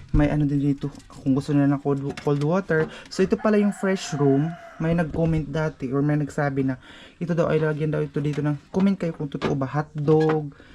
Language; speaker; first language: Filipino; non-native, local second language; Cebuano